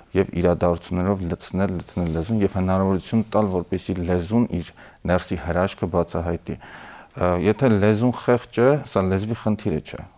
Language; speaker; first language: Armenian; native; Armenian